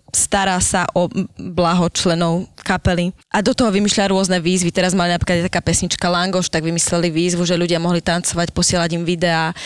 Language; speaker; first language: Slovak; native; Slovak